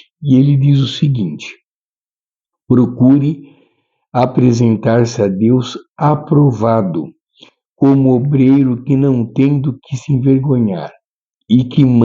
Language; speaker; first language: Portuguese; native; Portuguese